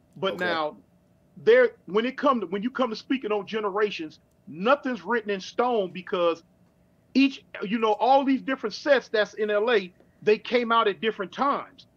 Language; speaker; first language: English; native; English